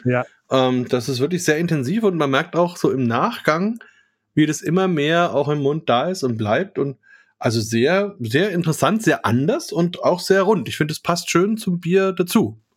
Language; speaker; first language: German; native; German